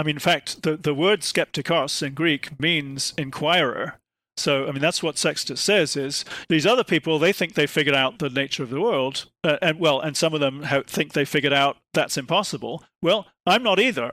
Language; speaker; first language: English; native; English